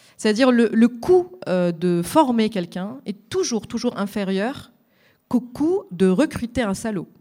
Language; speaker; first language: French; non-native, local second language; Arabic